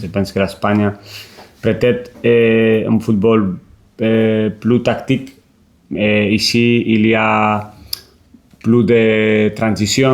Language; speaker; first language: French; non-native, learner; Spanish